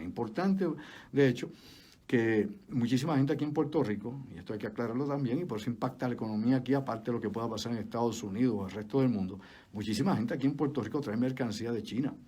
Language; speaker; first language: Spanish; native; Spanish